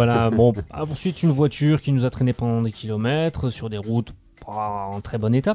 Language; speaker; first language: French; native; French